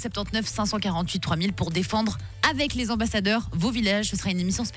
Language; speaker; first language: French; native; French